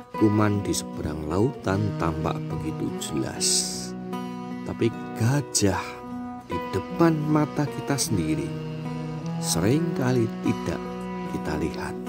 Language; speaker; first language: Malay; non-native, local second language; Javanese